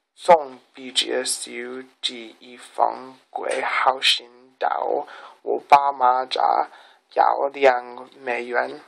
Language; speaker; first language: Chinese; non-native, learner; English